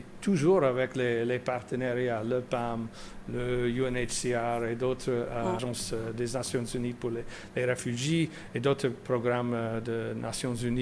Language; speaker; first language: French; non-native, fluent; English